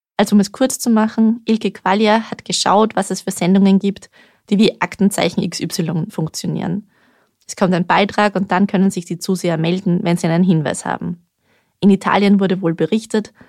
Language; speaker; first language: German; native; German